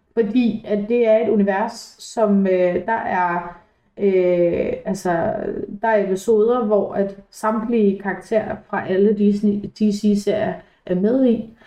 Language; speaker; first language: Danish; early bilingual, other home language; English